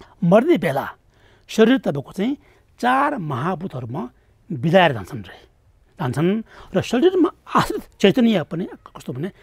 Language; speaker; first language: Nepali; non-native, local second language; Tibetan